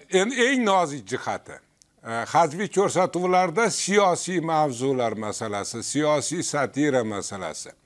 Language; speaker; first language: Uzbek; native; Uzbek